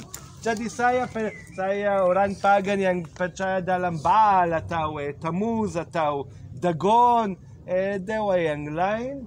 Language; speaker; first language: Indonesian; non-native, learner; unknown